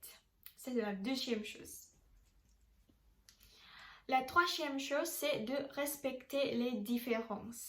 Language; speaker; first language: French; non-native, learner; Indonesian